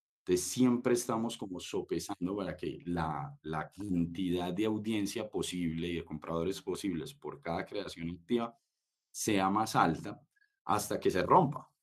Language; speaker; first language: Spanish; native; Spanish